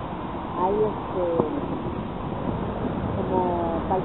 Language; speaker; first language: Spanish; native; Spanish